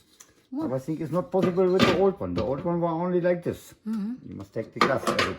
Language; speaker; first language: English; non-native, learner; Swedish